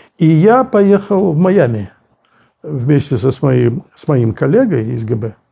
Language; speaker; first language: Russian; native; Russian